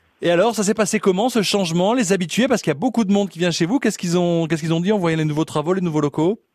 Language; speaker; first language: French; native; French